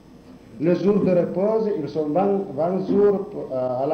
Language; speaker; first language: French; non-native, learner; Italian